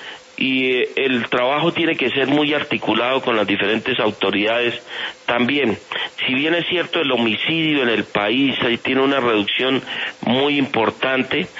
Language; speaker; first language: Spanish; native; Spanish